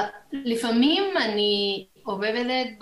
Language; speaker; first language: Hebrew; non-native, learner; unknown